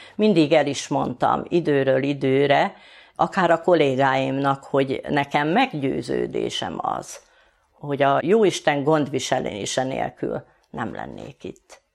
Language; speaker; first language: Hungarian; native; Hungarian